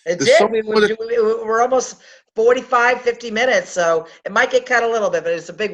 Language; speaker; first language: English; native; English